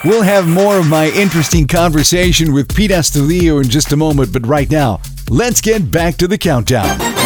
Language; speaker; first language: English; early bilingual, other home language; Spanish